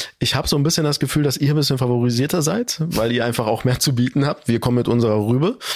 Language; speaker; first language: German; early bilingual, other home language; Turkish